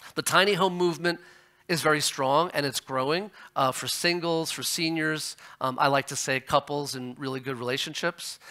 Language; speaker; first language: English; native; English